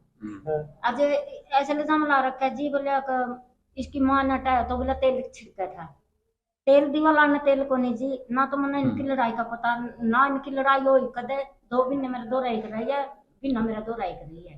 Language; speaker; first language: Hindi; non-native, local second language; Haryanvi